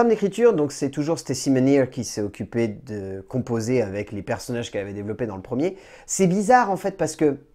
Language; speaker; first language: French; native; French